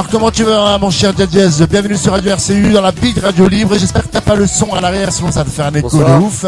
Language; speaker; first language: French; native; French